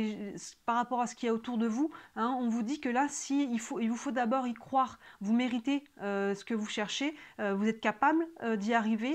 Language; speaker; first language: French; native; French